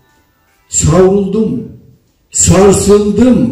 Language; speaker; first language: Turkish; native; Turkish